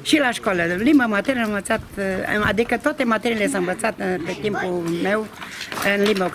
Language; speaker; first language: Romanian; non-native, local second language; Ukrainian